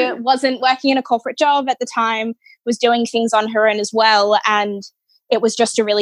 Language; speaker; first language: English; native; English